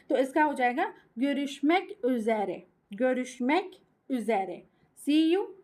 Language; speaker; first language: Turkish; non-native, learner; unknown